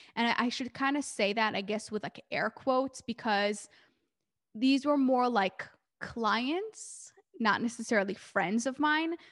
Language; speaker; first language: English; early bilingual, other home language; Hebrew